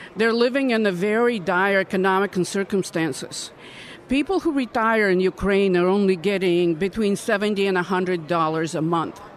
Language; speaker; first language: English; non-native, fluent; Russian